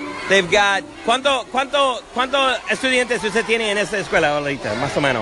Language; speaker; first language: Spanish; non-native, learner; English